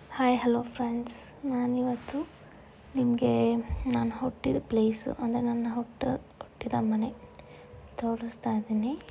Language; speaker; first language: Kannada; non-native, local second language; Tulu